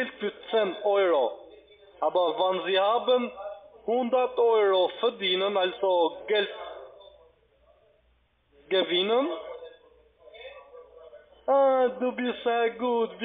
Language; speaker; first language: German; non-native, learner; Albanian